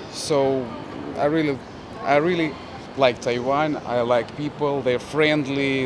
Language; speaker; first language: English; non-native, learner; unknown